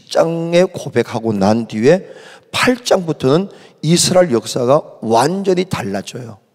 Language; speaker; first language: Korean; native; Korean